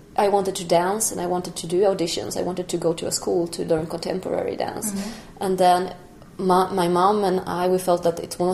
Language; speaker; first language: English; non-native, fluent; Spanish